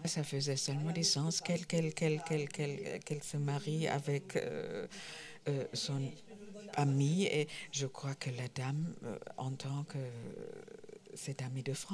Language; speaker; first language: French; non-native, fluent; German